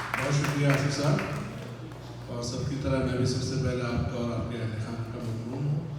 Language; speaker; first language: Urdu; native; Urdu